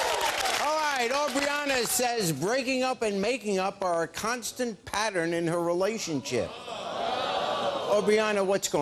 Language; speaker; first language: English; native; English